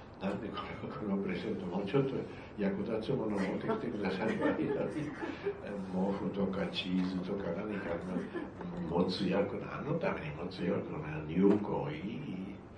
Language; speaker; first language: Japanese; non-native, fluent; Spanish